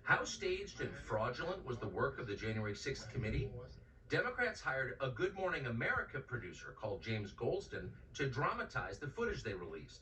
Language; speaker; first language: English; native; English